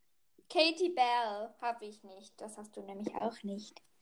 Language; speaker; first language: German; native; German